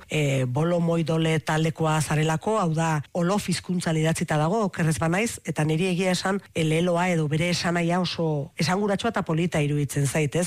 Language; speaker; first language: Basque; native; Basque